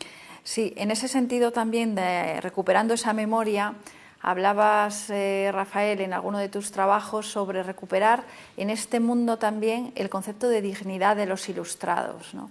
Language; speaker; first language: Spanish; native; Spanish